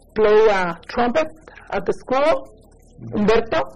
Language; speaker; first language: English; non-native, learner; Spanish